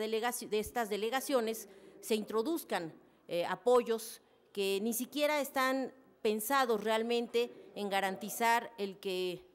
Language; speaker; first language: Spanish; native; Spanish